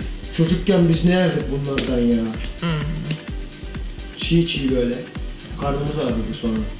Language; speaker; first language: Turkish; native; Turkish